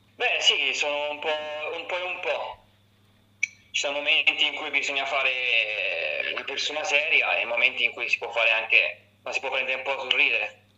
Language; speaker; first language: Italian; native; Italian